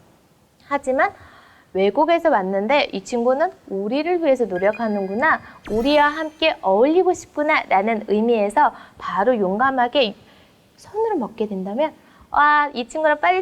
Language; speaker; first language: Korean; non-native, fluent; Mongolian